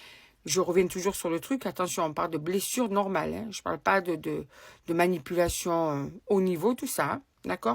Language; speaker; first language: French; native; French